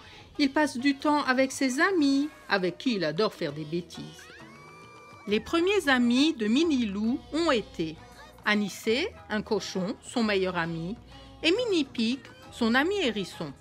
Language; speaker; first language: French; native; French